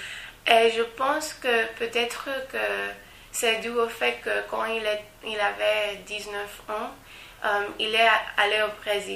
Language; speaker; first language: French; non-native, learner; Spanish